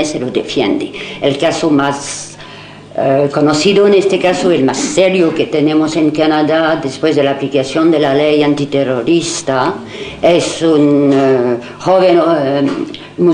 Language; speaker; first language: Spanish; non-native, fluent; French